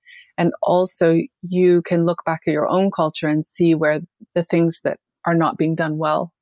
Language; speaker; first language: English; native; English